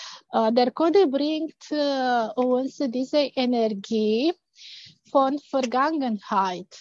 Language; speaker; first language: German; non-native, fluent; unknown